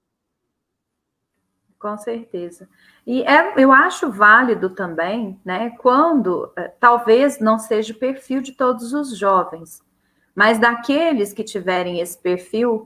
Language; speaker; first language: Portuguese; native; Portuguese